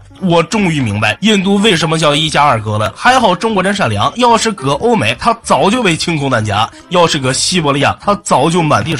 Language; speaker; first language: Chinese; native; Chinese